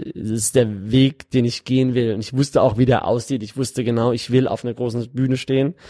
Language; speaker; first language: German; native; German